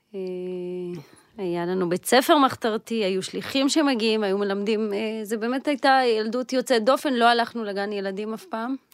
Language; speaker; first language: Hebrew; early bilingual, other home language; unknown